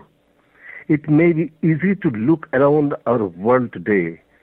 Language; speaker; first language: English; non-native, local second language; Bangla